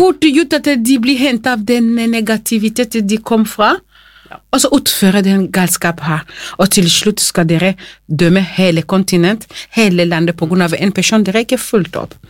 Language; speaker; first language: Norwegian; non-native, fluent; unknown